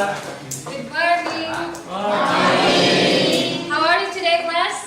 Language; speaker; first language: English; non-native, learner; Indonesian